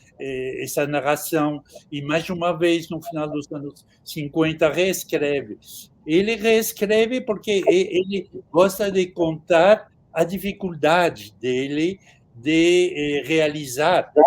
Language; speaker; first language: Portuguese; non-native, fluent; French